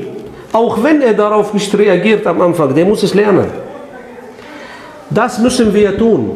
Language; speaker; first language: German; non-native, fluent; Arabic